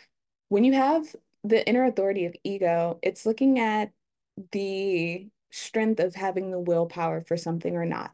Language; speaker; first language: English; native; English